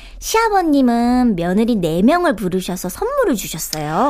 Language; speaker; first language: Korean; native; Korean